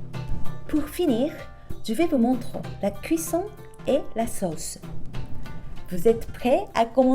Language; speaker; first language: French; non-native, fluent; Japanese